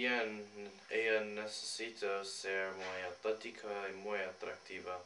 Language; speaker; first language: Spanish; non-native, learner; English